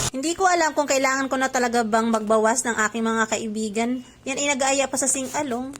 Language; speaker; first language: Filipino; native; Filipino